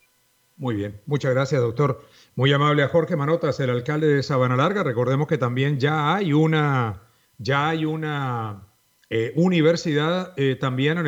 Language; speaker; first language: Spanish; native; Spanish